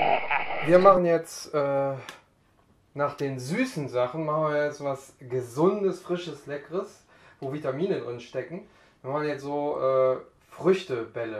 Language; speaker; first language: German; native; German